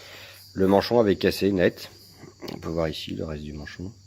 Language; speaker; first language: French; native; French